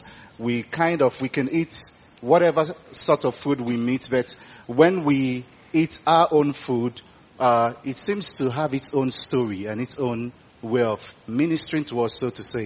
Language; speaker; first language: English; non-native, local second language; Igbo